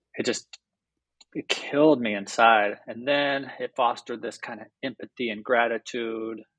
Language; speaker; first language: English; native; English